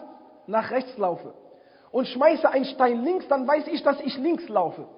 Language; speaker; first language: German; non-native, fluent; Arabic